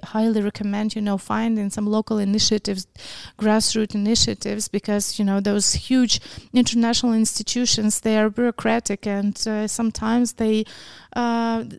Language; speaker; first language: English; non-native, fluent; Ukrainian